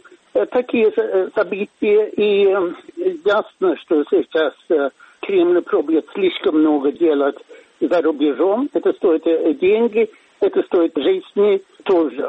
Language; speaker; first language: Russian; non-native, fluent; Swedish